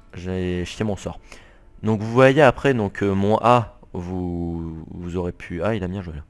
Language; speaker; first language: French; native; French